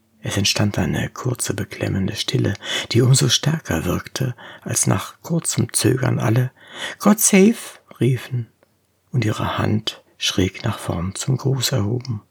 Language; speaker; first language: German; native; German